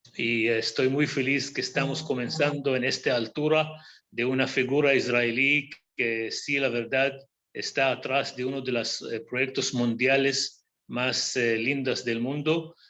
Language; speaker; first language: Spanish; non-native, fluent; Hebrew